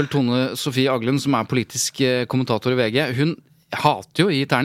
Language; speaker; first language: Norwegian; native; Norwegian